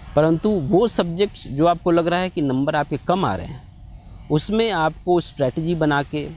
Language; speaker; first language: Hindi; native; Hindi